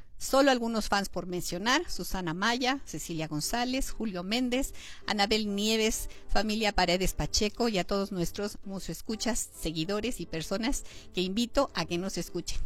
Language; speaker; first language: Spanish; native; Spanish